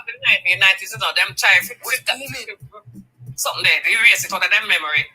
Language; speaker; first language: English; native; English